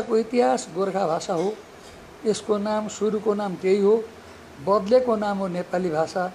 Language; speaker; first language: Nepali; native; Nepali